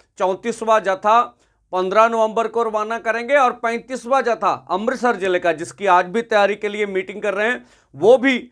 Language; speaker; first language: Hindi; non-native, local second language; Punjabi